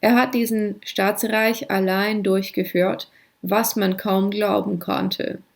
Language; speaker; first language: German; non-native, fluent; English